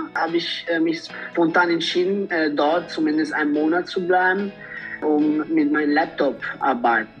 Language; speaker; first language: German; non-native, fluent; Italian